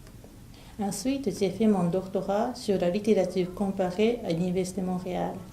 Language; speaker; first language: French; non-native, fluent; Japanese